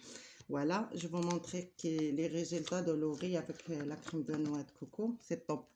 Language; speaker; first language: French; non-native, learner; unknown